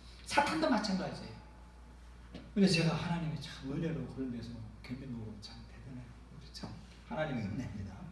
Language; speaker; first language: Korean; native; Korean